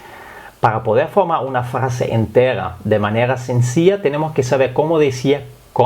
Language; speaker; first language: Spanish; non-native, fluent; German